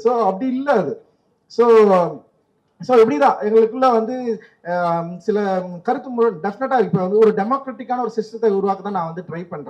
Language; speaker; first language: Tamil; native; Tamil